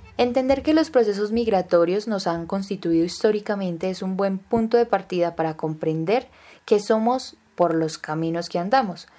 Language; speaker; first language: Spanish; native; Spanish